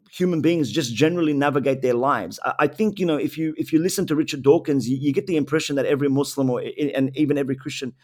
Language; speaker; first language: English; native; English